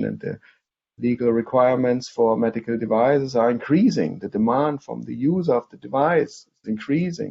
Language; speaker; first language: English; non-native, fluent; German